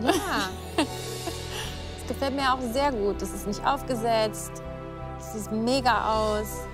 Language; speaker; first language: German; native; German